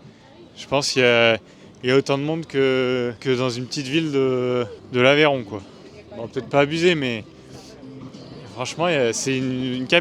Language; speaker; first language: French; native; French